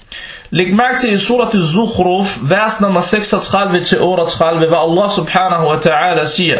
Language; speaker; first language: Danish; early bilingual, other home language; Arabic